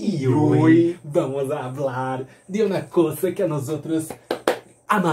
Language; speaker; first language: Spanish; non-native, learner; Portuguese